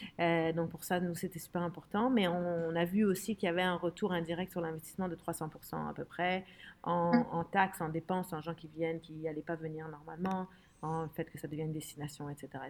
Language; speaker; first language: French; early bilingual, other home language; Arabic